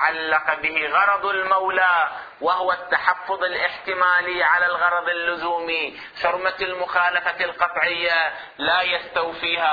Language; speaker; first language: Arabic; native; Arabic